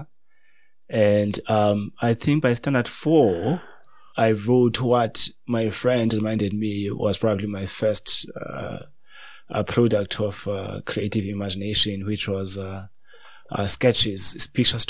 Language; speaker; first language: English; non-native, local second language; Xhosa